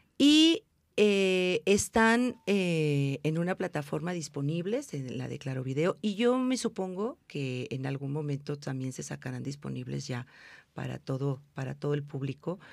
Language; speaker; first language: Spanish; native; Spanish